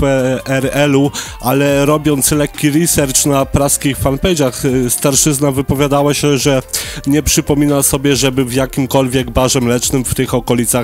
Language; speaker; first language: Polish; native; Polish